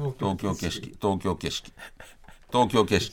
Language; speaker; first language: Japanese; native; Japanese